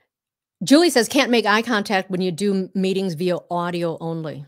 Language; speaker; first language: English; non-native, fluent; Vietnamese